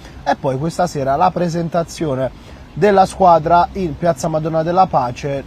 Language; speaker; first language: Italian; native; Italian